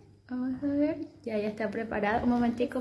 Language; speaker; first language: Spanish; native; Spanish